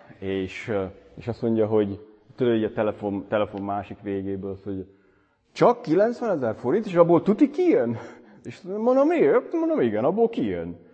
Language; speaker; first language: Hungarian; native; Hungarian